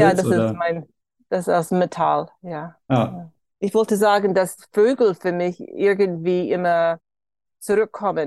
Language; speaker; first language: German; early bilingual, heritage; German